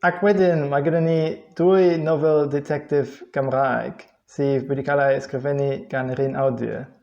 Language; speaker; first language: Welsh; non-native, fluent; Dutch